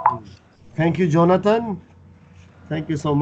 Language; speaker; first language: English; non-native, fluent; Spanish